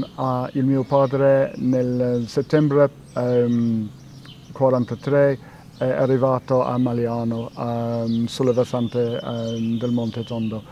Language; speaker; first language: Italian; non-native, fluent; English